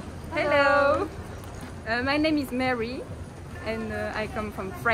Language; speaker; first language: English; non-native, learner; French